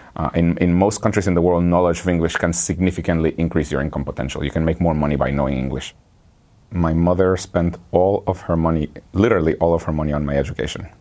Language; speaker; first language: English; non-native, fluent; Spanish